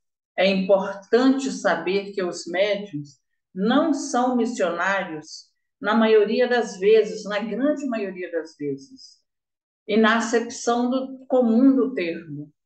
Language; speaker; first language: Portuguese; native; Portuguese